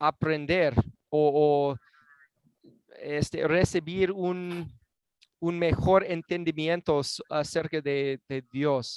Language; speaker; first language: Spanish; non-native, fluent; English